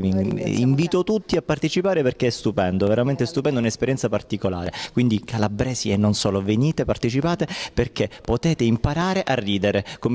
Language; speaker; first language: Italian; native; Italian